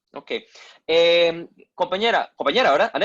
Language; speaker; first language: Spanish; native; Spanish